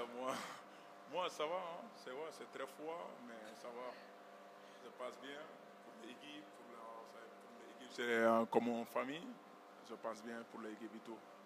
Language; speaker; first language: French; non-native, local second language; Wolof